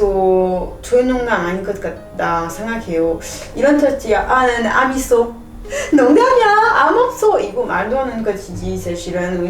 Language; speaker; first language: Korean; non-native, learner; French